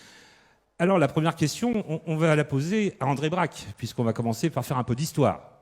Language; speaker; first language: French; native; French